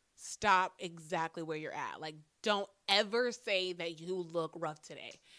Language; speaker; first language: English; native; English